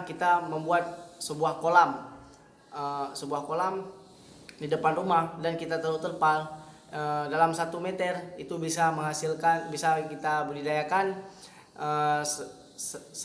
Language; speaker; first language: Indonesian; native; Indonesian